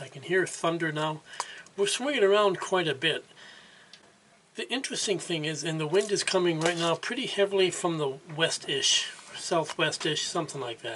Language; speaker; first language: English; native; English